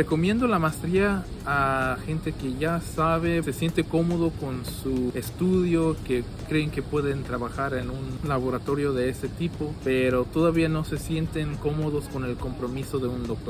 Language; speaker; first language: Spanish; early bilingual, heritage; Spanish